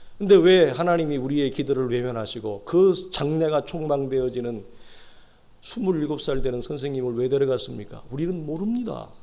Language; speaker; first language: Korean; native; Korean